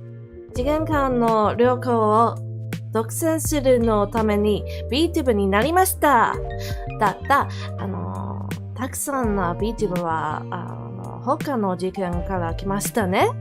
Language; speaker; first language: Japanese; non-native, learner; English